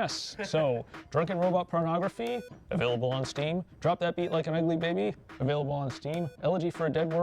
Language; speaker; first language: English; native; English